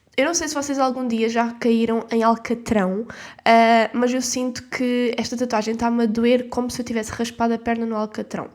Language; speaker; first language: Portuguese; native; Portuguese